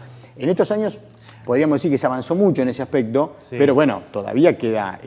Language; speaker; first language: Spanish; native; Spanish